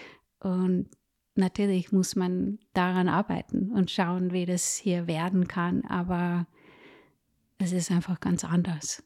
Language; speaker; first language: German; non-native, fluent; English